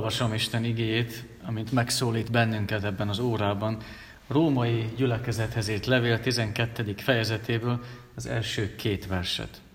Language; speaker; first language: Hungarian; native; Hungarian